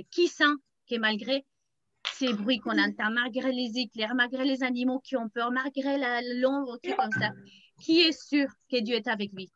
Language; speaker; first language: French; native; French